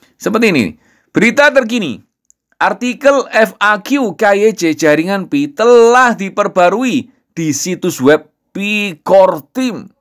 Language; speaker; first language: Indonesian; non-native, local second language; Javanese